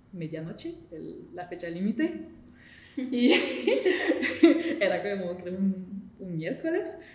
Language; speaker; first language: Spanish; non-native, fluent; English